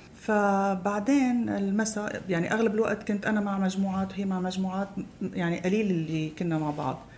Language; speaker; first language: Arabic; native; Arabic